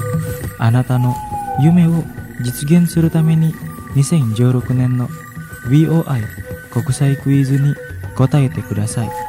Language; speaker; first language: Japanese; non-native, fluent; Indonesian